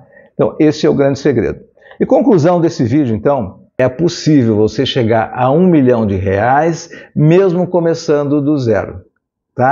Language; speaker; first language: Portuguese; native; Portuguese